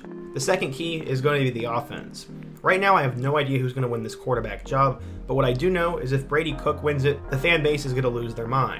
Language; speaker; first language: English; native; English